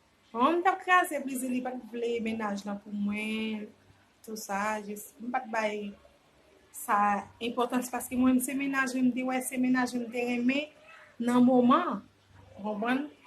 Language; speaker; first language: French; non-native, learner; Haitian Creole